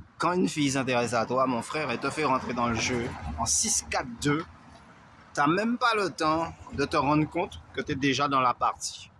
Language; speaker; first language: French; native; French